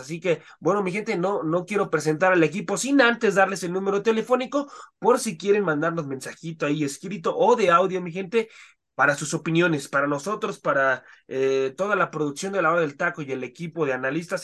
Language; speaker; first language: Spanish; native; Spanish